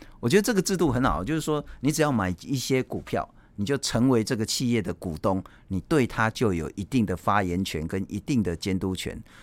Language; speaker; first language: Chinese; native; Chinese